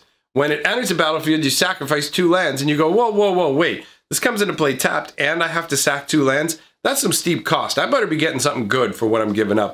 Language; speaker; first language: English; native; English